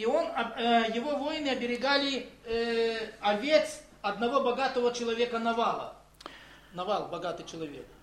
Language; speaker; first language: Polish; non-native, learner; Russian